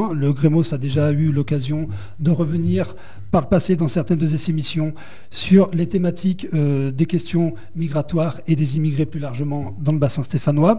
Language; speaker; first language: French; native; French